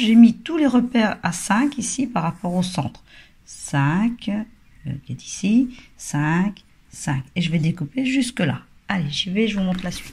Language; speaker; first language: French; native; French